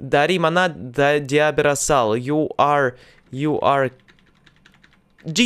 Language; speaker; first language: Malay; non-native, learner; Russian